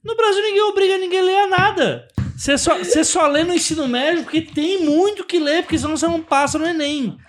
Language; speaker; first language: Portuguese; native; Portuguese